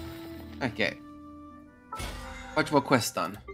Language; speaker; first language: English; native; English